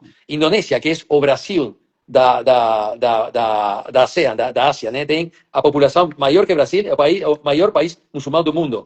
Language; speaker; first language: Portuguese; non-native, fluent; Spanish